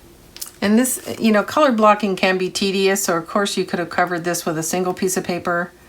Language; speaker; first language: English; native; English